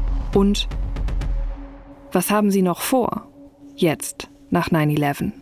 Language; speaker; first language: German; native; German